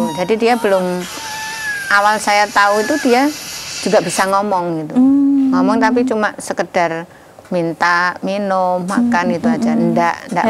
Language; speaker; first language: Indonesian; native; Indonesian